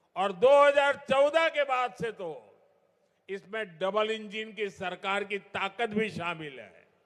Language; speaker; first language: Hindi; non-native, local second language; Gujarati